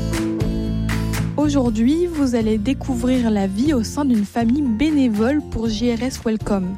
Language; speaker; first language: French; native; French